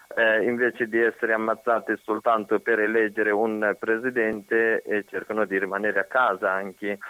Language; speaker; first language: Italian; non-native, fluent; Persian